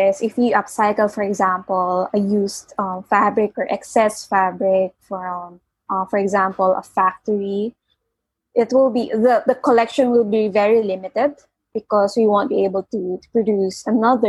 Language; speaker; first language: English; non-native, local second language; Filipino